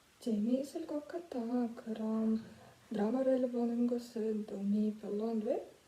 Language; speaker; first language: Korean; non-native, learner; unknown